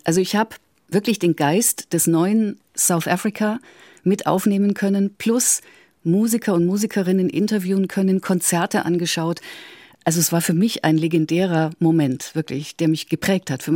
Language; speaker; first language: German; native; German